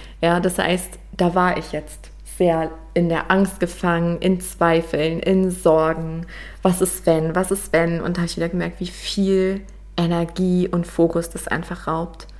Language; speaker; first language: German; native; German